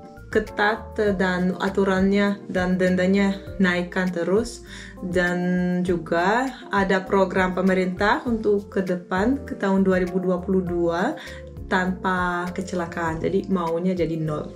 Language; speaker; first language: Indonesian; non-native, fluent; Russian